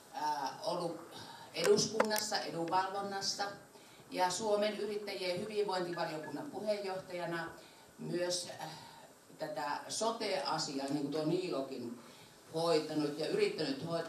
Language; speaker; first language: Finnish; native; Finnish